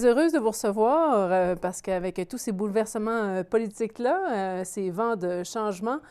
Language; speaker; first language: French; native; French